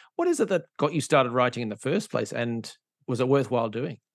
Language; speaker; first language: English; native; English